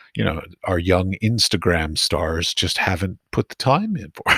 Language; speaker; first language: English; native; English